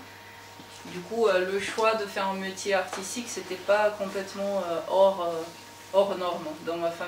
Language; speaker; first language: French; non-native, fluent; Portuguese